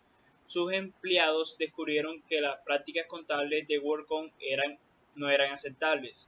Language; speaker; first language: Spanish; native; Spanish